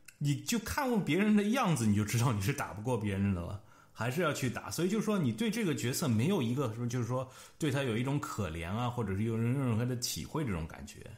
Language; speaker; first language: Chinese; native; Chinese